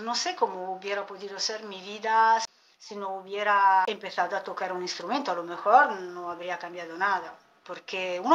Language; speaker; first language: Spanish; non-native, fluent; Italian